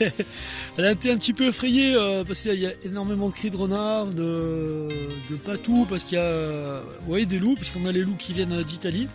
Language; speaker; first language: French; native; French